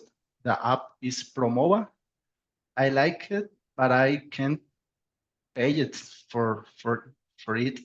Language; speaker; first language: English; non-native, learner; Spanish